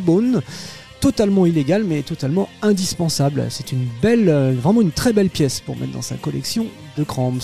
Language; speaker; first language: French; native; French